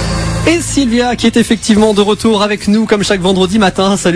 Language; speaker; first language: French; native; French